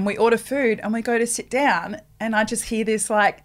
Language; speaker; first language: English; native; English